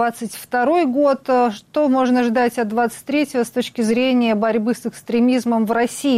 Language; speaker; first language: Russian; native; Russian